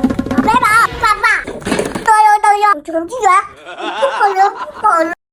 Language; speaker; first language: Chinese; native; Chinese